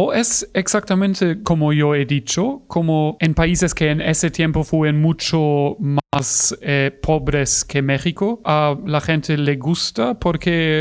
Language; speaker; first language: Spanish; non-native, fluent; German